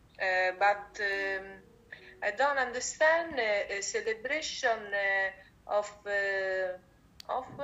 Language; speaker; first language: English; non-native, learner; Italian